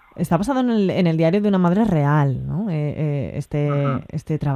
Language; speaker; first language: Spanish; native; Spanish